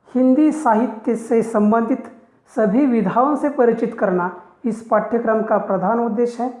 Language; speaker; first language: Hindi; non-native, local second language; Marathi